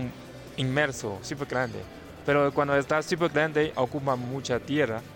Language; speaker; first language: Spanish; non-native, learner; Chinese